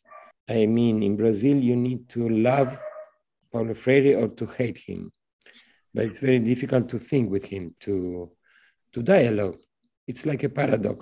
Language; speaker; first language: English; non-native, fluent; Spanish